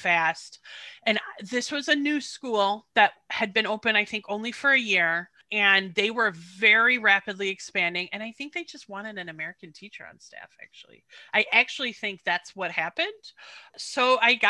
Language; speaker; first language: English; native; English